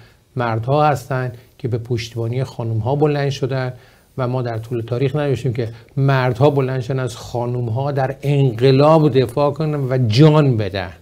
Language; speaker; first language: Persian; native; Persian